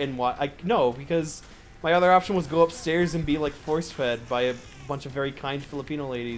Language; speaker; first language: English; native; English